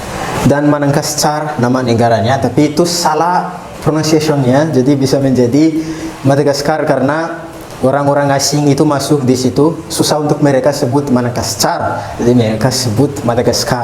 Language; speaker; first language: Indonesian; non-native, fluent; Malagasy